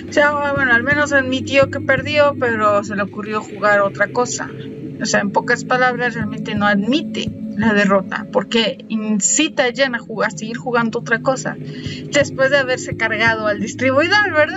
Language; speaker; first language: Spanish; native; Spanish